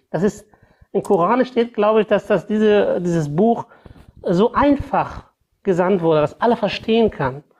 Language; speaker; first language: German; non-native, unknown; Persian